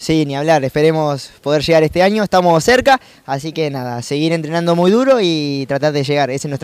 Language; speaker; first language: Spanish; native; Spanish